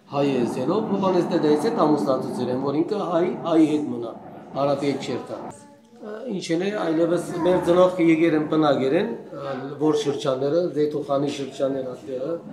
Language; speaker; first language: Armenian; early bilingual, heritage; Armenian